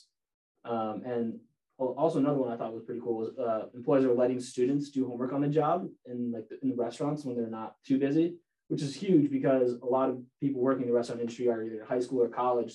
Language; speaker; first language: English; native; English